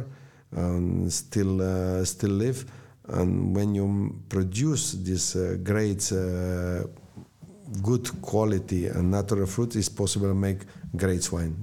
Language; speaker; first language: English; non-native, learner; Slovenian